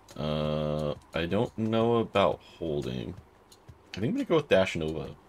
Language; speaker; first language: English; native; English